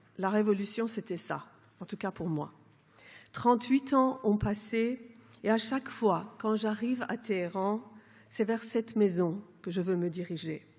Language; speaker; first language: French; non-native, fluent; Persian